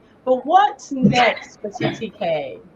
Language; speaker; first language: English; native; English